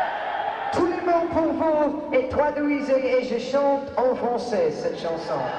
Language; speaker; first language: French; non-native, learner; English